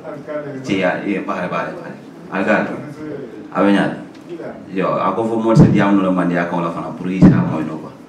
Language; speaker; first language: Spanish; non-native, learner; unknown